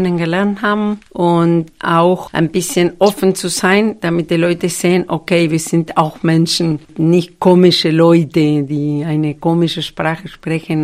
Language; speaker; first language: German; non-native, fluent; Spanish